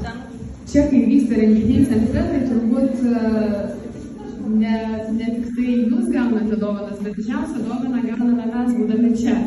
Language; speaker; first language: Lithuanian; native; Lithuanian